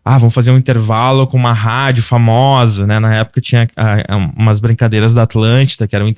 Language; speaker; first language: Portuguese; native; Portuguese